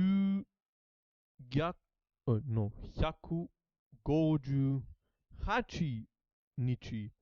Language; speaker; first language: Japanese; non-native, learner; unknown